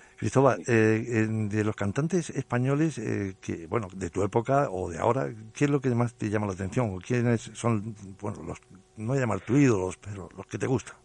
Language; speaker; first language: Spanish; native; Spanish